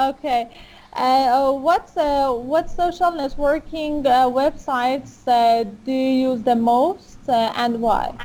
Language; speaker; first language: English; non-native, fluent; Persian